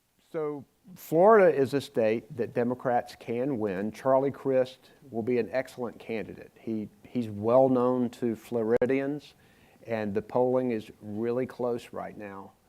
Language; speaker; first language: English; native; English